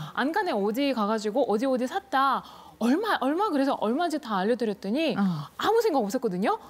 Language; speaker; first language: Korean; non-native, fluent; Russian